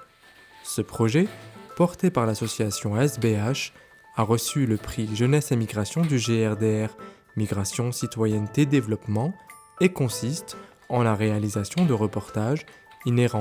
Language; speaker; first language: French; native; French